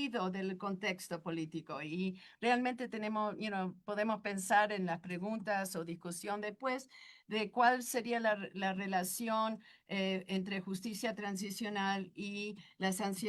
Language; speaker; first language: Spanish; non-native, fluent; English